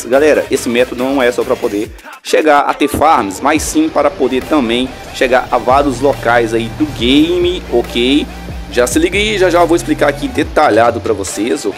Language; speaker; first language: Portuguese; native; Portuguese